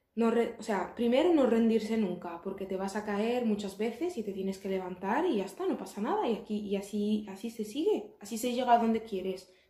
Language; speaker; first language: Spanish; early bilingual, other home language; Arabic